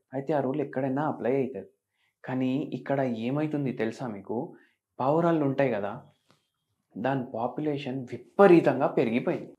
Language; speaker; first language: Telugu; native; Telugu